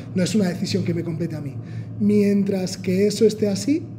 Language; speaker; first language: Spanish; non-native, local second language; Basque